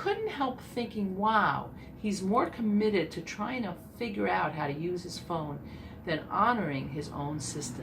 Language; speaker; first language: English; native; English